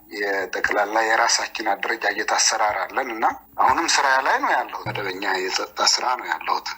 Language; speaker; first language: Amharic; non-native, local second language; Tigrinya